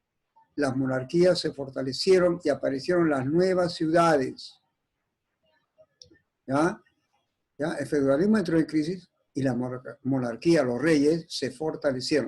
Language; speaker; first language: Spanish; native; Spanish